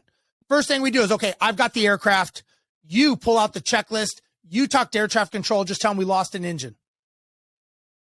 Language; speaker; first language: English; native; English